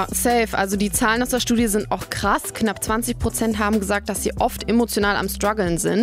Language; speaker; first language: German; native; German